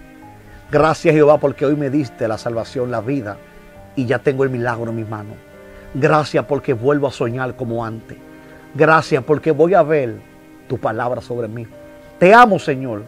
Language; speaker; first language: Spanish; native; Spanish